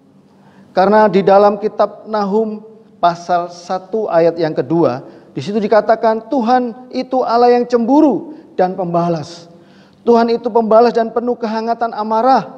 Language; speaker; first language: Indonesian; native; Indonesian